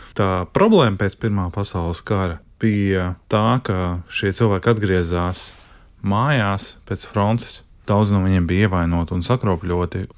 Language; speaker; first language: Latvian; native; Latvian